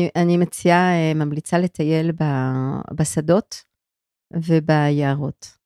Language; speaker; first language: Hebrew; non-native, fluent; French